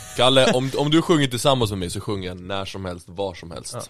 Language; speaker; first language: Swedish; native; Swedish